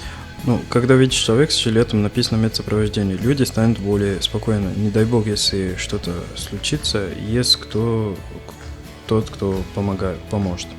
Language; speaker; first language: Russian; non-native, fluent; Arabic